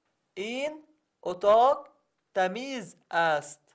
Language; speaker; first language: Persian; non-native, learner; Arabic